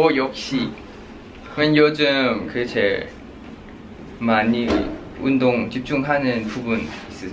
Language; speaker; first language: Korean; non-native, learner; Thai